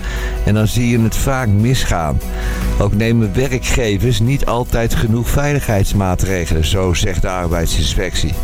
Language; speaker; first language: Dutch; native; Dutch